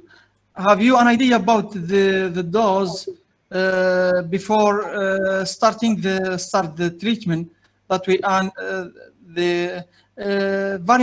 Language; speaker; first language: English; non-native, learner; Arabic